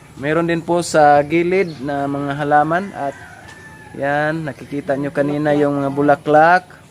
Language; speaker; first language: Filipino; non-native, local second language; Cebuano